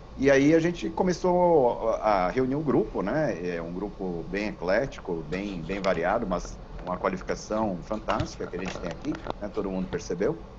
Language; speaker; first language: Portuguese; native; Portuguese